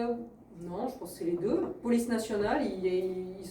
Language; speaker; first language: French; native; French